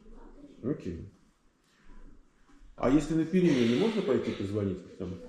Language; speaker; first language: Russian; native; Russian